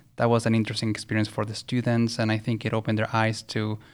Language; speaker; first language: English; early bilingual, other home language; Spanish